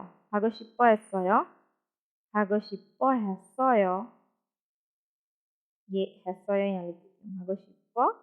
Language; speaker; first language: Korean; non-native, fluent; Urdu